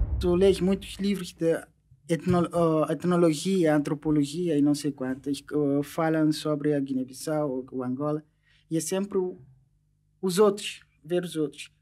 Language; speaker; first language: Portuguese; non-native, local second language; Upper Guinea Crioulo